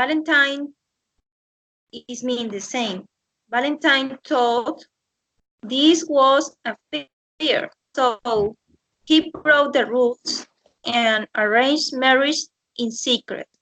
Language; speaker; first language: English; non-native, learner; Spanish